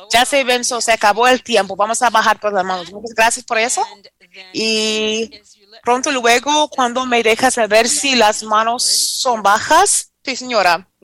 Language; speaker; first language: Spanish; non-native, fluent; English